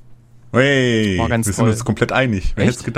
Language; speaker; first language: German; native; German